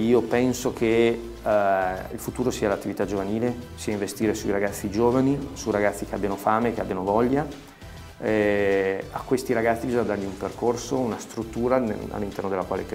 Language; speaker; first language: Italian; native; Italian